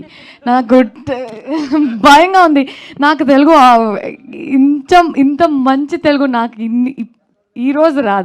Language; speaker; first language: Telugu; non-native, learner; Kannada